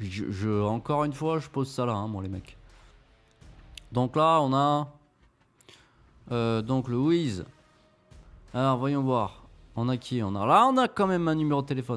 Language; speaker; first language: French; native; French